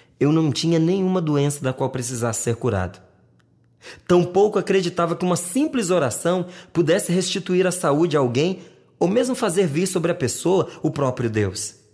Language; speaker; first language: Portuguese; native; Portuguese